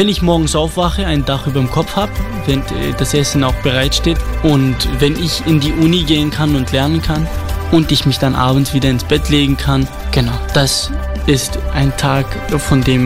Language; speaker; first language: German; non-native, fluent; Kurdish